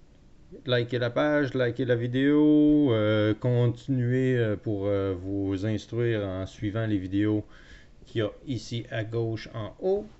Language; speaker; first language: French; native; French